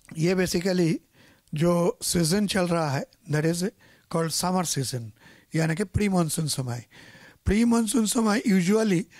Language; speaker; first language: Hindi; non-native, local second language; Marathi